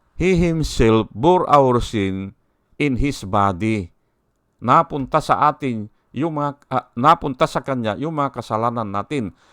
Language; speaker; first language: Filipino; native; Filipino